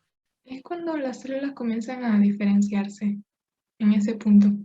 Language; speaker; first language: Spanish; native; Spanish